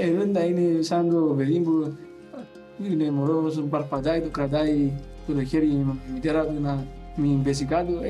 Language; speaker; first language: Greek; non-native, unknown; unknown